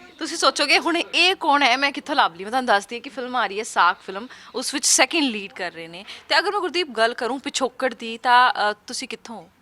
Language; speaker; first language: Punjabi; native; Punjabi